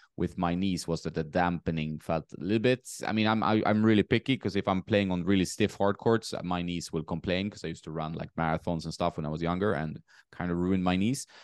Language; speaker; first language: English; non-native, fluent; Swedish